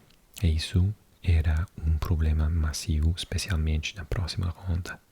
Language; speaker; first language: Portuguese; non-native, learner; English